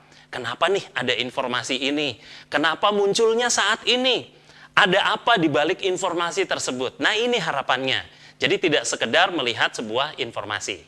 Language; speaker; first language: Indonesian; native; Indonesian